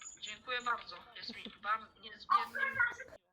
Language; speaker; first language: Polish; native; Polish